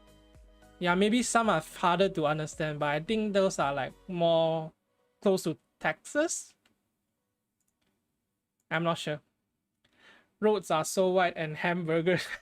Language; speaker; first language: English; non-native, fluent; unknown